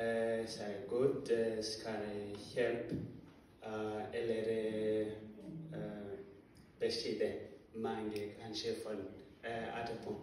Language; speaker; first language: Swedish; non-native, learner; Kinyarwanda